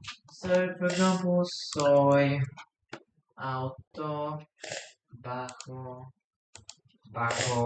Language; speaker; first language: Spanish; non-native, learner; English